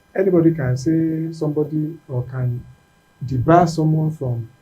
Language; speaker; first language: English; non-native, local second language; Yoruba